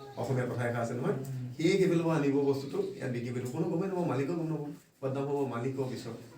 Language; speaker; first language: Assamese; native; Assamese